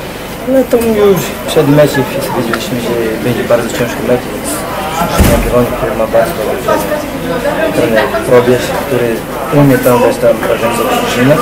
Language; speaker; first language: Polish; non-native, learner; Portuguese